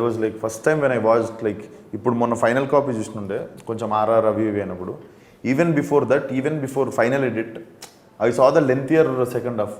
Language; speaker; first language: Telugu; native; Telugu